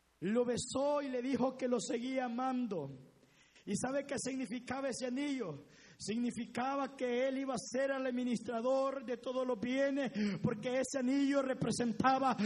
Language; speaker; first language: Spanish; native; Spanish